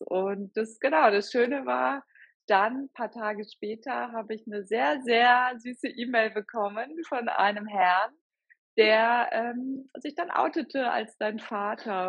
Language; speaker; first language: German; native; German